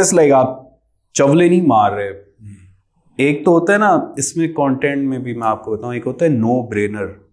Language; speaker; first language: Urdu; native; Urdu